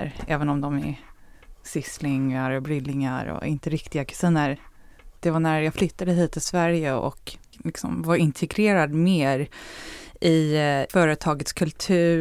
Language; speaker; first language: Swedish; early bilingual, heritage; Swedish